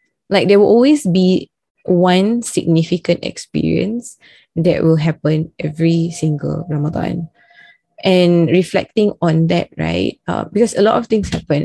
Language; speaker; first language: English; non-native, local second language; Malay